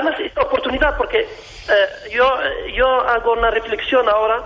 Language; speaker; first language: Spanish; non-native, fluent; Arabic